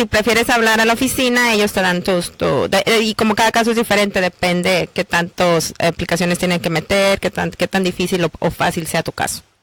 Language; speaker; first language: Spanish; native; Spanish